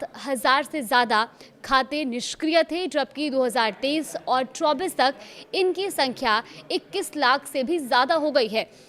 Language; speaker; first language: Hindi; native; Hindi